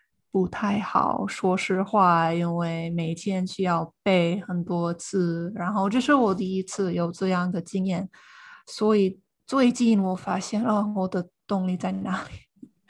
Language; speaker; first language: Chinese; non-native, fluent; English